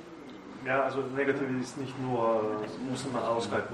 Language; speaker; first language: German; non-native, learner; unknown